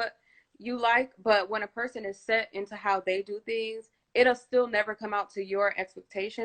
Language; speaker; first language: English; native; English